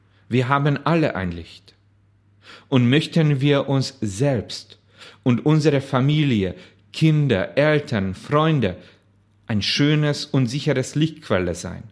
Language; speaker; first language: German; non-native, fluent; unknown